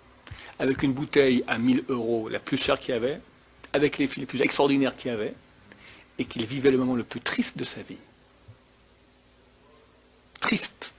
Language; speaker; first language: French; native; French